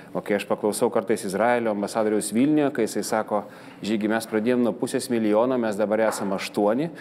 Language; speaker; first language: Lithuanian; native; Lithuanian